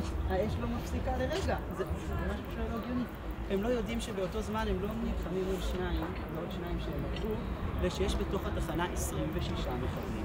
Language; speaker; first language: Hebrew; native; Hebrew